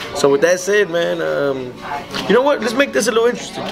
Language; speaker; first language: English; early bilingual, other home language; Spanish